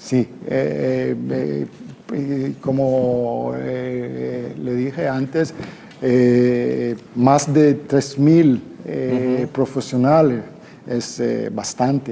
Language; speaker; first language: Spanish; non-native, fluent; Hebrew